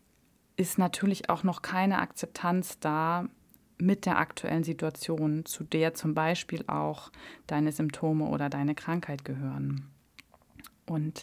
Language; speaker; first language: German; native; German